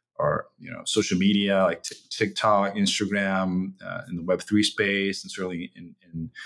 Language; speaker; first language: English; early bilingual, other home language; Chinese